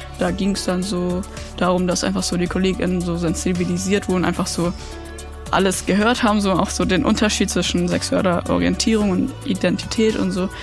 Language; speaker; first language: German; native; German